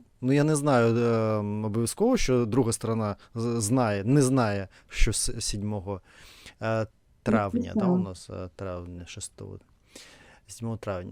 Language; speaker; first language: Ukrainian; non-native, learner; Russian